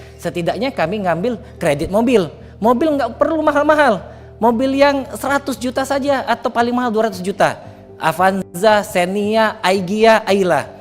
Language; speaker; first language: Indonesian; native; Indonesian